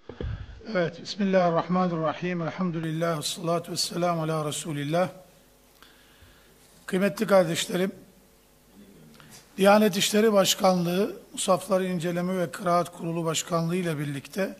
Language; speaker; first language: Turkish; native; Turkish